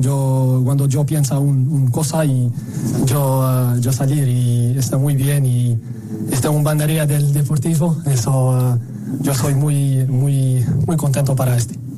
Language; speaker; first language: Spanish; non-native, learner; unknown